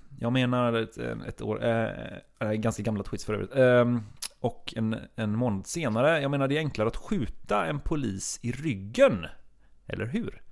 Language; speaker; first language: Swedish; native; Swedish